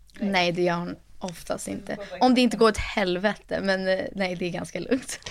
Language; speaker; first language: Swedish; early bilingual, heritage; Swedish